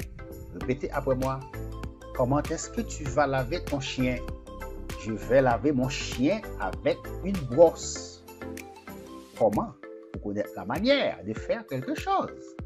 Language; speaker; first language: French; non-native, fluent; Portuguese